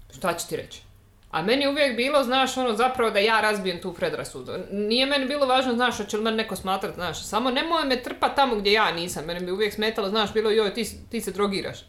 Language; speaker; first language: Bosnian; native; Bosnian